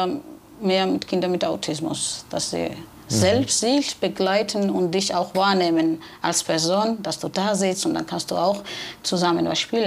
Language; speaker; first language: German; non-native, fluent; Georgian